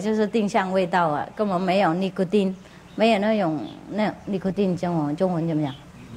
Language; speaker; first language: Chinese; non-native, fluent; Vietnamese